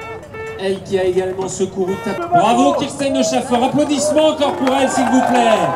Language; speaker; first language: French; native; French